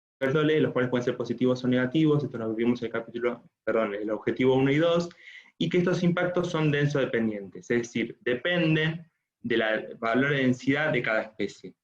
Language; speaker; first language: Spanish; native; Spanish